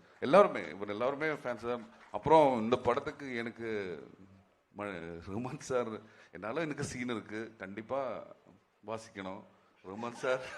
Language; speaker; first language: Tamil; non-native, learner; Malayalam